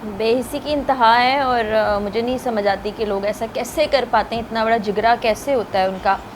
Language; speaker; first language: Urdu; native; Urdu